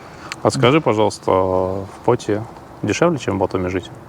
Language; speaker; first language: Russian; native; Russian